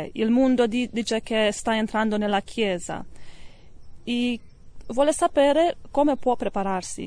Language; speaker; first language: Italian; non-native, learner; English